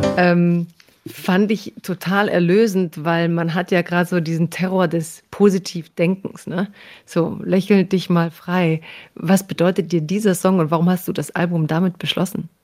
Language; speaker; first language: German; early bilingual, other home language; Croatian